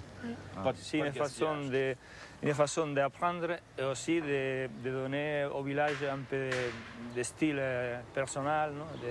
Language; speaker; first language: French; non-native, fluent; Spanish